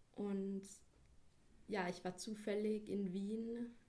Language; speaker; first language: German; native; German